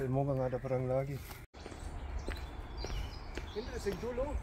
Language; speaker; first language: Indonesian; non-native, learner; German